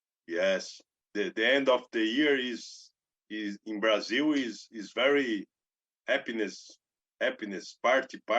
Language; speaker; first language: English; non-native, learner; Portuguese